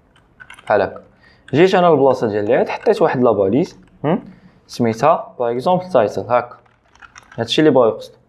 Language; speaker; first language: Arabic; native; Arabic